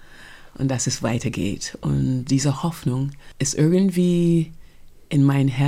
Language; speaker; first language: German; non-native, fluent; English